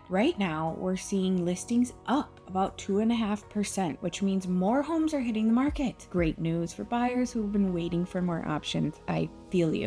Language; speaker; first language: English; native; English